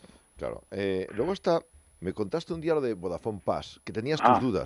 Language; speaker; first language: Spanish; native; Spanish